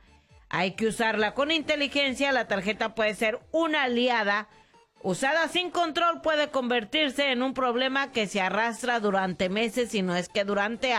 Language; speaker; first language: Spanish; native; Spanish